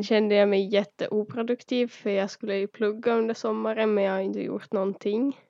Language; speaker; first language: Swedish; early bilingual, other home language; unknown